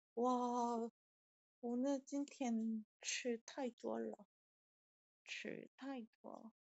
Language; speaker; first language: Chinese; non-native, learner; Korean